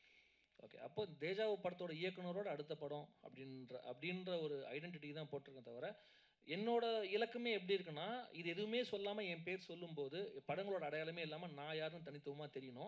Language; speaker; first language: Tamil; native; Tamil